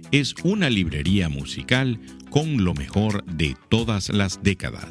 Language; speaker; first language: Spanish; native; Spanish